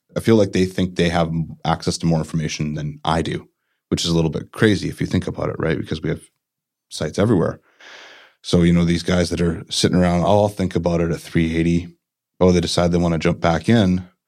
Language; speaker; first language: English; native; English